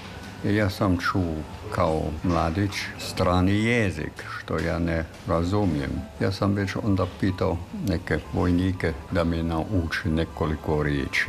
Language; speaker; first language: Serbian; non-native, fluent; German